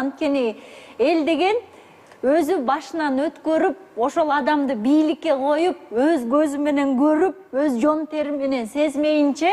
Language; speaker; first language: Kyrgyz; native; Kyrgyz